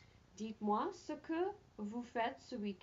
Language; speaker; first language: French; non-native, fluent; English